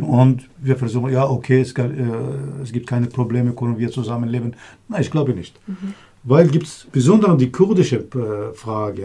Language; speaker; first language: German; non-native, learner; Kurdish